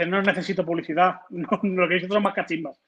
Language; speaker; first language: Spanish; native; Spanish